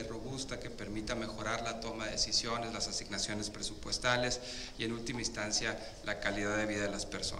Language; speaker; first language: Spanish; native; Spanish